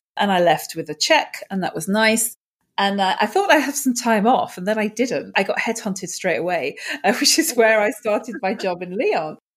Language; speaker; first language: English; native; English